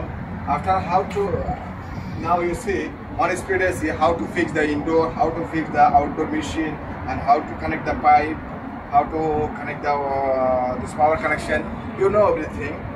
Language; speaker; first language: English; non-native, learner; Bangla